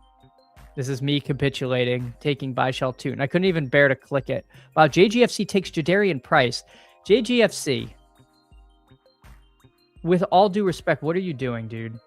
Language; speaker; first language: English; native; English